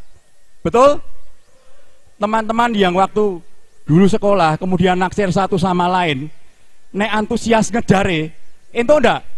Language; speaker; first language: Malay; non-native, local second language; Javanese